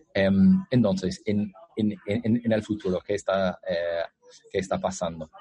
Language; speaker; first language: Spanish; non-native, fluent; English